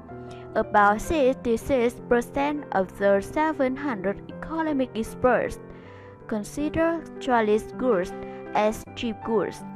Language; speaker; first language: English; non-native, learner; Vietnamese